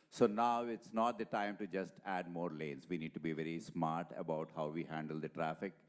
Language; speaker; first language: English; non-native, local second language; Telugu